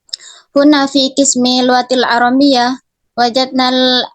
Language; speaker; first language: Arabic; non-native, learner; Indonesian